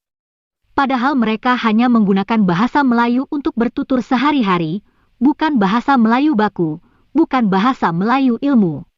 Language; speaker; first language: Indonesian; native; Indonesian